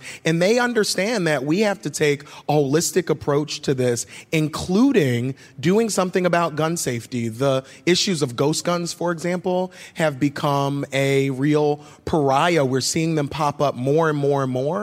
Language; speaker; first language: English; native; English